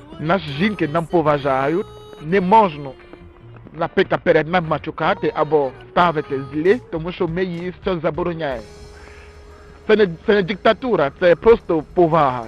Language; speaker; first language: Ukrainian; non-native, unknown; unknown